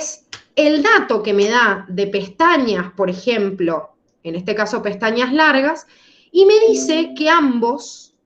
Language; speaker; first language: Spanish; native; Spanish